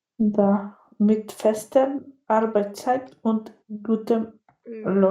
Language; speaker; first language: German; non-native, learner; Macedonian